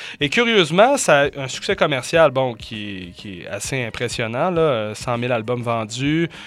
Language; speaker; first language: French; native; French